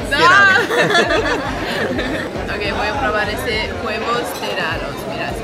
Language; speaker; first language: Spanish; non-native, learner; English